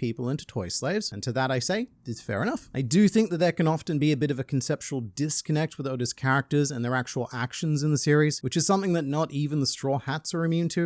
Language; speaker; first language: English; native; English